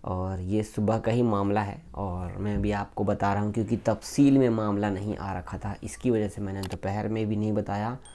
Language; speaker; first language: Hindi; native; Hindi